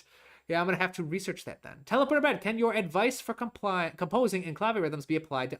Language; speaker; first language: English; native; English